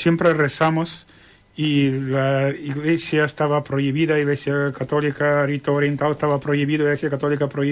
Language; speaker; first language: Spanish; non-native, learner; Ukrainian